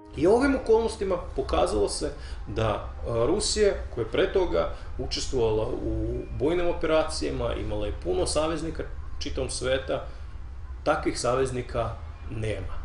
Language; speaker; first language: Serbian; non-native, fluent; Russian